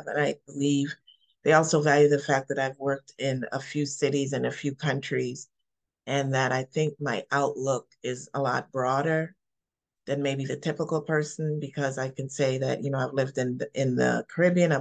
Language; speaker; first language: English; native; English